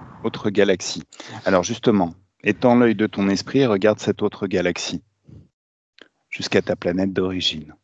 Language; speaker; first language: French; native; French